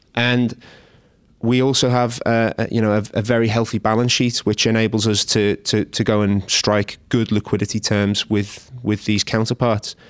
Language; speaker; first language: English; native; English